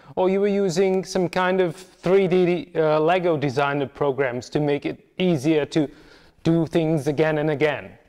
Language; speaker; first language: English; non-native, fluent; Hungarian